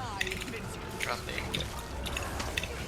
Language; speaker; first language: English; native; English